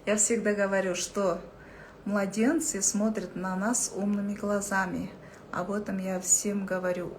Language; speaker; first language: Russian; non-native, local second language; Kazakh